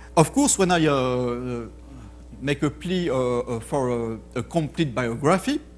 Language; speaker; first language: English; non-native, fluent; French